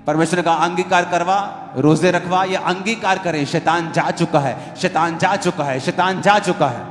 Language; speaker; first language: Hindi; non-native, local second language; Punjabi